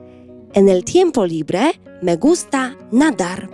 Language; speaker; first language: Spanish; non-native, fluent; Polish